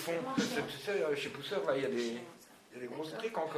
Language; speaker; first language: French; native; French